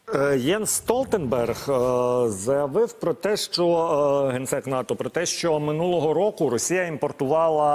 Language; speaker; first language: Ukrainian; native; Ukrainian